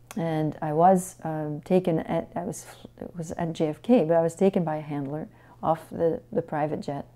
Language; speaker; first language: English; non-native, fluent; French